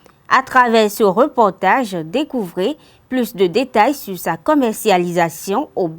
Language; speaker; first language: French; native; French